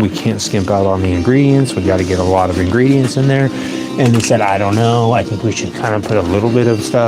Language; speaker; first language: English; native; English